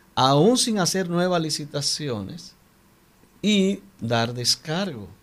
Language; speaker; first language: Spanish; native; Spanish